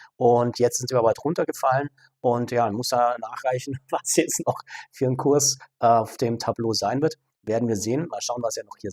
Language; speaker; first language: German; native; German